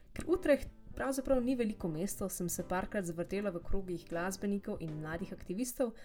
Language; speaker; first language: Slovenian; native; Slovenian